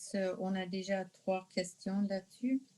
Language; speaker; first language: French; non-native, local second language; English